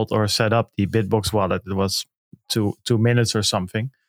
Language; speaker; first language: English; non-native, fluent; Dutch